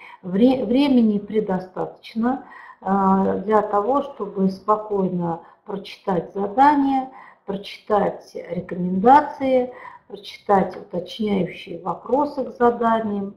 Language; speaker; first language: Russian; native; Russian